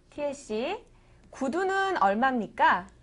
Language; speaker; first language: Korean; native; Korean